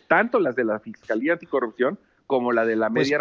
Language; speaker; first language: Spanish; native; Spanish